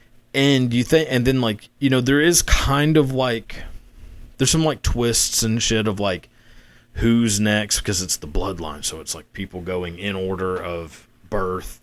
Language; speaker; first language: English; native; English